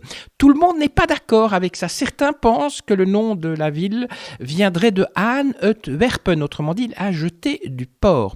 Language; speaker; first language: French; native; French